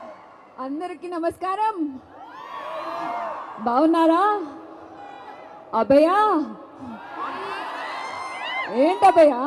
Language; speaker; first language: Telugu; non-native, fluent; Malayalam